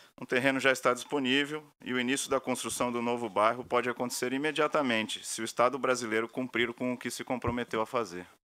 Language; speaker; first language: Portuguese; native; Portuguese